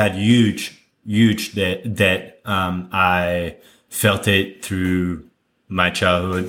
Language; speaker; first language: English; non-native, fluent; French